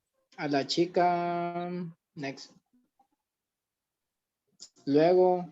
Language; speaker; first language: Spanish; non-native, learner; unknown